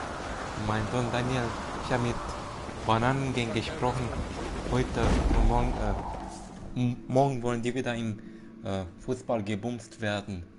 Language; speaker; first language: German; non-native, fluent; Romanian